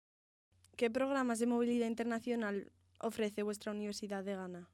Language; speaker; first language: Spanish; native; Spanish